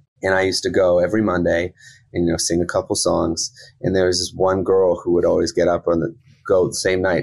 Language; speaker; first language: English; native; English